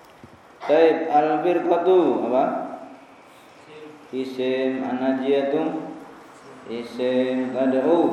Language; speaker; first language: Arabic; non-native, fluent; Indonesian